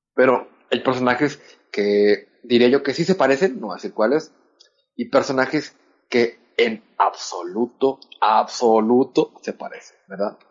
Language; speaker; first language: Spanish; native; Spanish